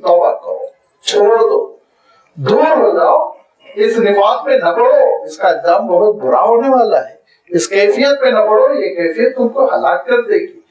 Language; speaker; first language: Urdu; native; Urdu